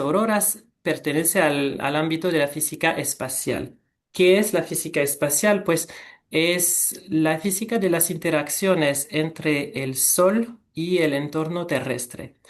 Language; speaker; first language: Spanish; non-native, fluent; French